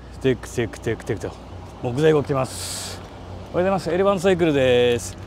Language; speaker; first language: Japanese; native; Japanese